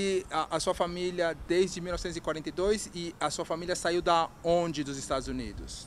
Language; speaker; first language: Portuguese; native; Portuguese